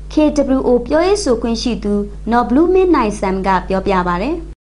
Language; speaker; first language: Burmese; native; Burmese